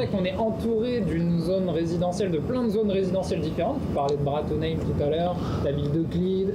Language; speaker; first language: French; native; French